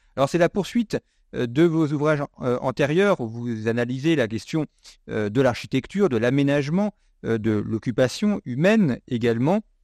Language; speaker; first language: French; native; French